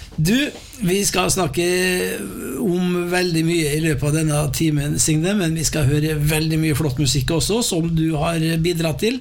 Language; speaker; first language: Norwegian; native; Norwegian